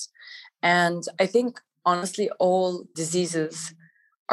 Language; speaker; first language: English; native; English